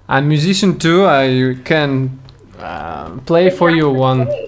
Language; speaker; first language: English; non-native, learner; Russian